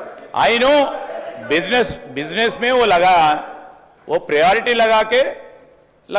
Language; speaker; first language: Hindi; non-native, local second language; Telugu